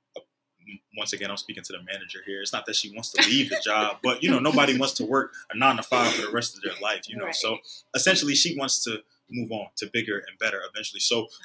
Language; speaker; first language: English; native; English